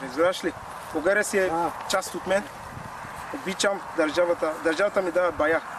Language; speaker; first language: Bulgarian; non-native, learner; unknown